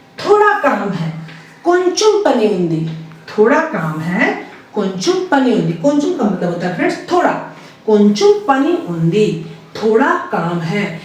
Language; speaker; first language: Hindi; native; Hindi